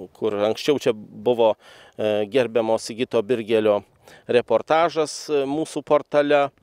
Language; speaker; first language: Lithuanian; native; Lithuanian